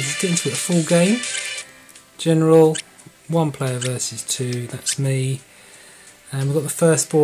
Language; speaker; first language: English; native; English